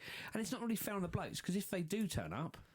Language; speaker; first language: English; native; English